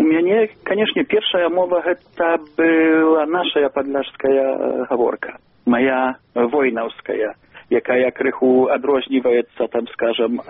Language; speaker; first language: Belarusian; non-native, local second language; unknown